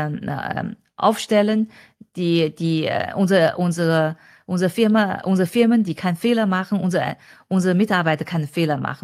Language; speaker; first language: German; non-native, fluent; Chinese